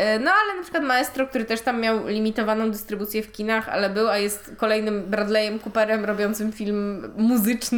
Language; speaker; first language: Polish; native; Polish